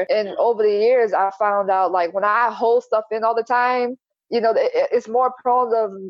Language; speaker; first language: English; native; English